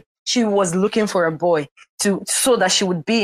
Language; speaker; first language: English; non-native, local second language; Igbo